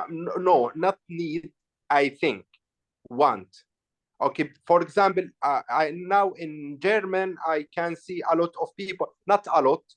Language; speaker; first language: English; non-native, learner; Arabic